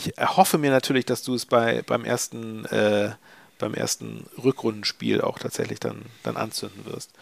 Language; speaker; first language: German; native; German